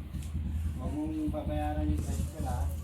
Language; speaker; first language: Filipino; native; Filipino